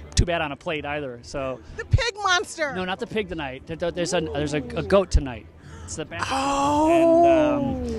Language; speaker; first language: English; native; English